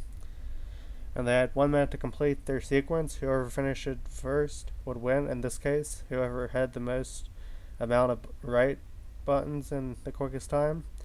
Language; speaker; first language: English; native; English